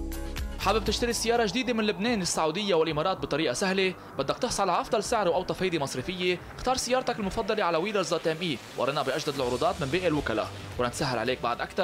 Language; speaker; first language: Arabic; native; Arabic